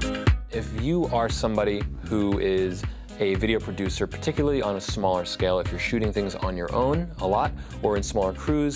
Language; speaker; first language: English; native; English